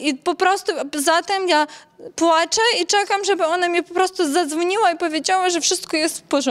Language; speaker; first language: Polish; non-native, learner; Ukrainian